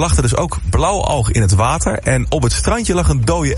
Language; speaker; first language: Dutch; native; Dutch